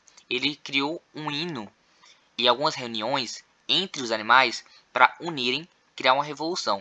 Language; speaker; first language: Portuguese; native; Portuguese